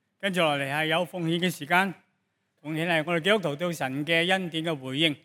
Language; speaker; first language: Cantonese; native; Cantonese